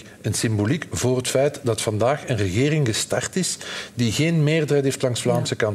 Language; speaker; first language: Dutch; native; Dutch